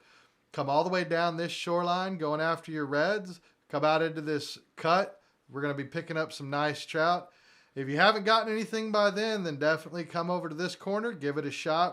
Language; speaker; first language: English; native; English